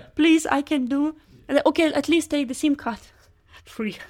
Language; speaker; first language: English; non-native, fluent; Ukrainian